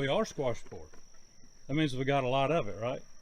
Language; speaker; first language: English; native; English